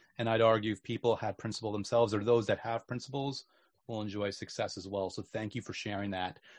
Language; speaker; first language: English; native; English